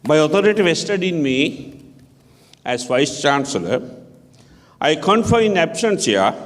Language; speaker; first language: English; non-native, local second language; Sinhala